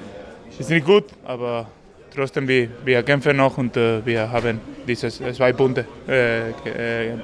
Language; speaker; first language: German; non-native, learner; Spanish